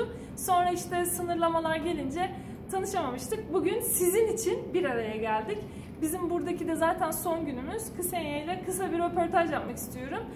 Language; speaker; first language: Turkish; native; Turkish